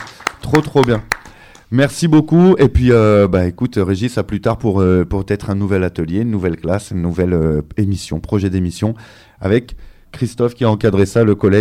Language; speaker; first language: French; native; French